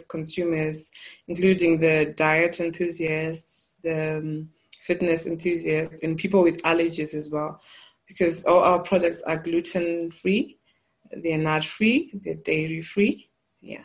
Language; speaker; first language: English; non-native, local second language; Shona